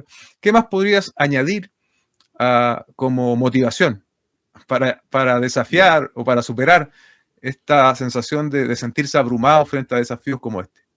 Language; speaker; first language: Spanish; native; Spanish